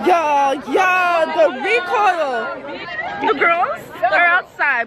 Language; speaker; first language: English; native; English